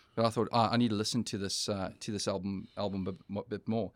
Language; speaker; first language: English; native; English